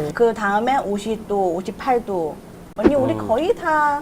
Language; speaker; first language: Korean; non-native, fluent; Chinese